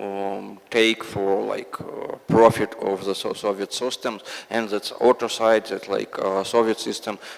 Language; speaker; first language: English; non-native, learner; Russian